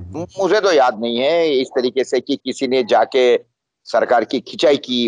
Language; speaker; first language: Hindi; non-native, local second language; Marathi